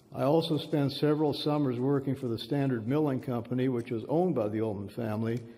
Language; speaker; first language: English; early bilingual, other home language; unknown